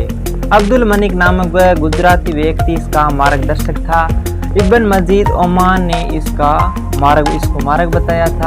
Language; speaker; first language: Hindi; native; Hindi